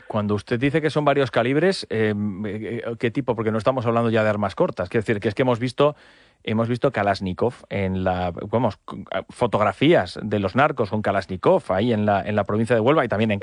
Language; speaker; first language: Spanish; native; Spanish